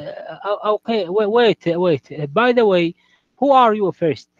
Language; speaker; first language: English; non-native, learner; Arabic